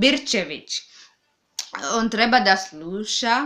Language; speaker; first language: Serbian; non-native, learner; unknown